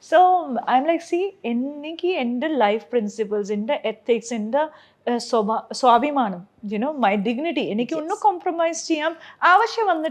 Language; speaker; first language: Malayalam; non-native, local second language; Punjabi